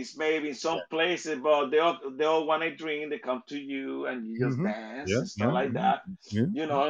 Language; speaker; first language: English; non-native, fluent; Spanish